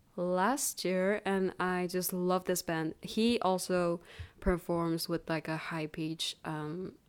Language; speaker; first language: English; non-native, fluent; Chinese